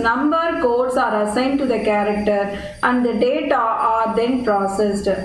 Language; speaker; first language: English; non-native, local second language; Tamil